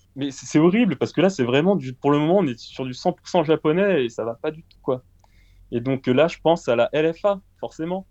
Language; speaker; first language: French; early bilingual, other home language; Portuguese